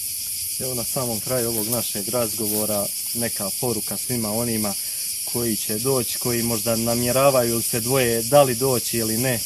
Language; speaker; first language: Bosnian; native; Bosnian